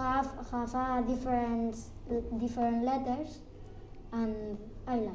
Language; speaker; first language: English; non-native, learner; Catalan